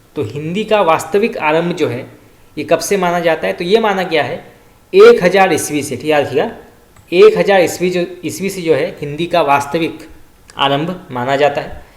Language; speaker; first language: Hindi; native; Hindi